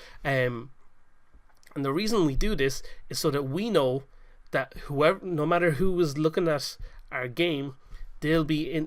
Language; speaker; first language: English; native; English